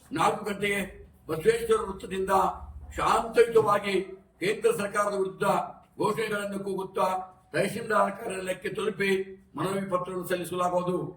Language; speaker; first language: Kannada; non-native, local second language; Urdu